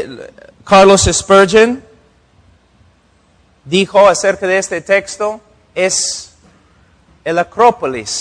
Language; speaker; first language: Spanish; non-native, fluent; English